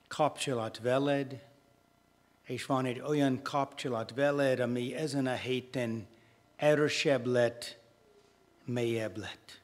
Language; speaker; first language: Hungarian; non-native, fluent; English